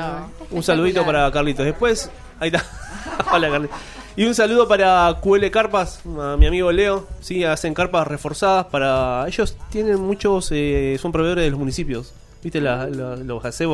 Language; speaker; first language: Spanish; native; Spanish